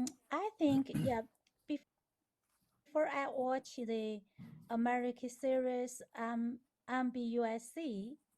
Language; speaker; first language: English; non-native, learner; Chinese